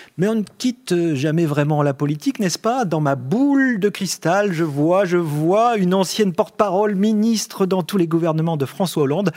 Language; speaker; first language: French; native; French